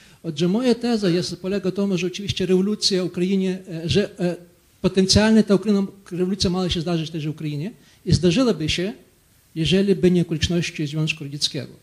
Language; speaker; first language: Ukrainian; native; Ukrainian